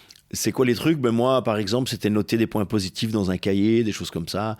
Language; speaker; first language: French; native; French